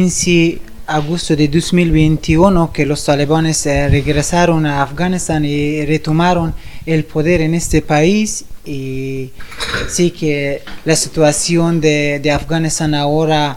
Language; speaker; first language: Spanish; non-native, fluent; Persian